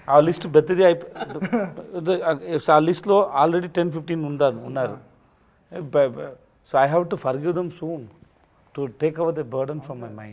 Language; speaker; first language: Telugu; non-native, learner; Tamil